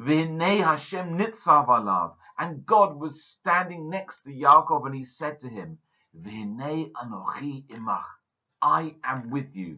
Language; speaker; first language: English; native; English